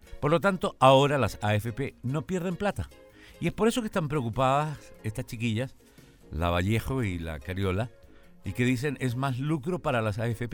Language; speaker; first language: Spanish; native; Spanish